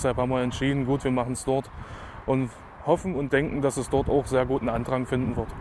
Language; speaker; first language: German; native; German